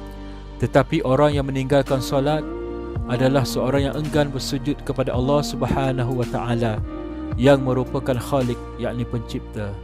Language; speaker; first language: Malay; native; Malay